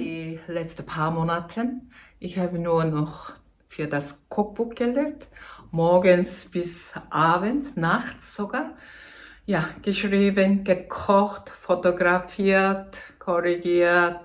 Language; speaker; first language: German; non-native, fluent; Korean